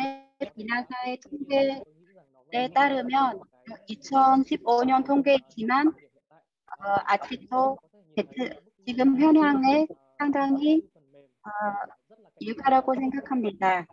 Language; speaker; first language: Korean; non-native, fluent; Vietnamese